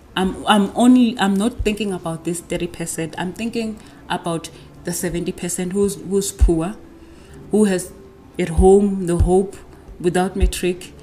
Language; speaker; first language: English; non-native, local second language; Zulu